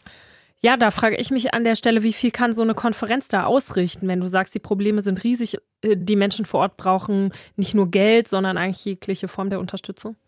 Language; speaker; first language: German; native; German